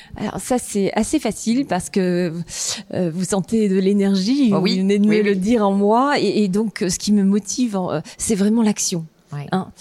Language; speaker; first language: French; native; French